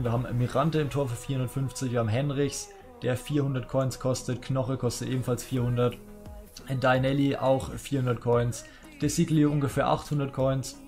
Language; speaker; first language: German; native; German